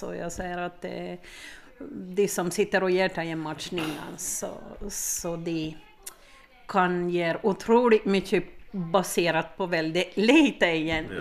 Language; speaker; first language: Swedish; native; Swedish